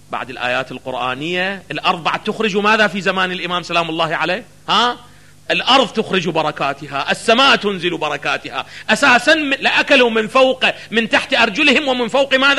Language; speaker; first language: Arabic; native; Arabic